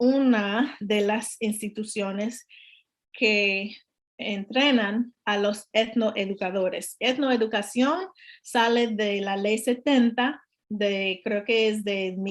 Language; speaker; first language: Spanish; non-native, learner; English